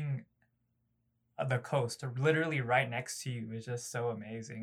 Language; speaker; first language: English; early bilingual, other home language; Cebuano